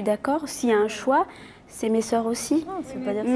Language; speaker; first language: French; native; French